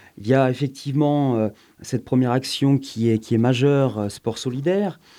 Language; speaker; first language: French; native; French